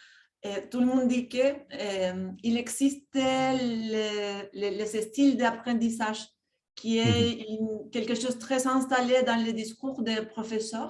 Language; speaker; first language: French; non-native, fluent; Spanish